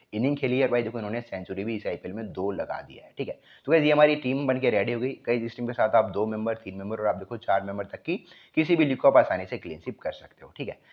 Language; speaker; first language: Hindi; native; Hindi